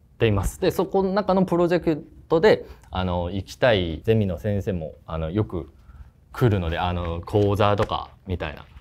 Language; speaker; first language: Japanese; non-native, fluent; Chinese